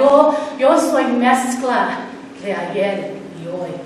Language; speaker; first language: Spanish; early bilingual, heritage; Spanish